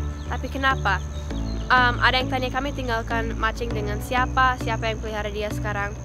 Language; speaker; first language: Indonesian; non-native, fluent; English